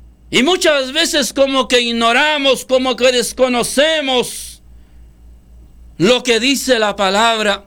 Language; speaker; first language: Spanish; native; Spanish